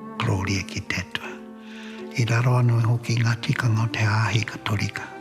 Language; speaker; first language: Māori; native; Māori